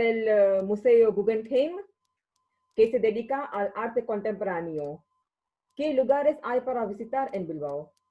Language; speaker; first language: Spanish; non-native, learner; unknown